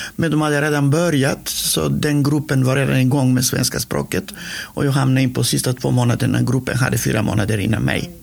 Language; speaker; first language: Swedish; non-native, fluent; Macedonian